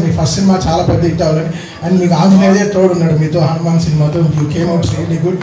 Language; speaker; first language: Telugu; native; Telugu